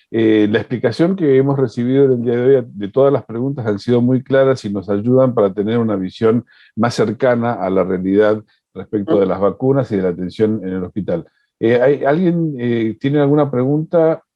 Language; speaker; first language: Spanish; native; Spanish